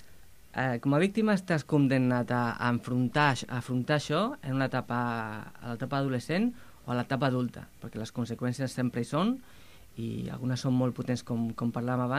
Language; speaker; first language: Catalan; native; Catalan